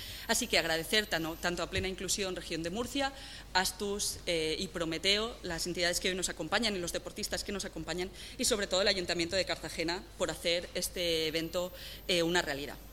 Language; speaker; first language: Spanish; native; Spanish